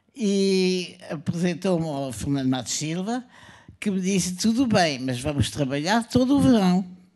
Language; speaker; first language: Portuguese; non-native, fluent; French